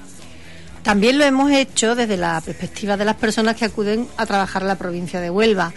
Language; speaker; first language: Spanish; native; Spanish